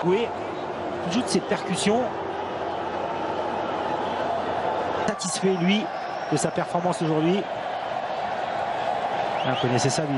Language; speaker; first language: French; native; French